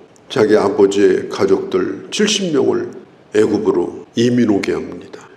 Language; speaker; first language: Korean; native; Korean